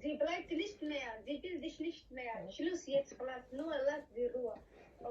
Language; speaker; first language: German; non-native, learner; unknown